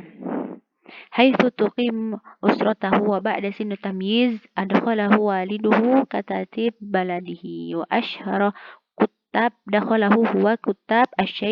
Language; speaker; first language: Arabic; non-native, fluent; Indonesian